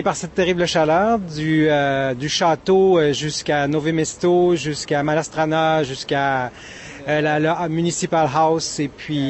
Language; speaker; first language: French; native; French